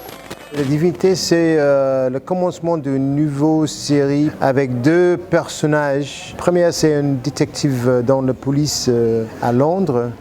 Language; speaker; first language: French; non-native, fluent; English